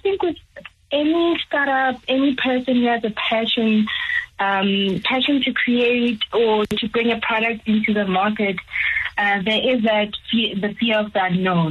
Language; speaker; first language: English; non-native, local second language; Tswana